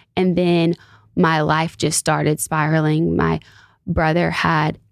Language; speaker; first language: English; native; English